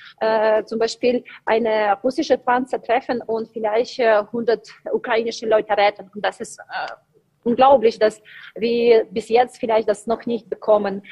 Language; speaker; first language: German; non-native, learner; Ukrainian